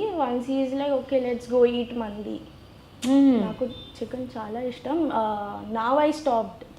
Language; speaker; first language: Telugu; non-native, learner; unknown